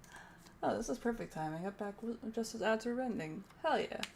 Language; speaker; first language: English; native; English